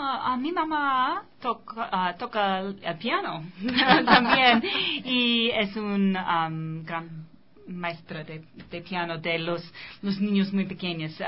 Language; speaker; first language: Spanish; non-native, learner; English